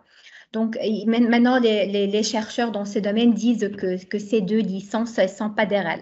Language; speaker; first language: French; non-native, local second language; Arabic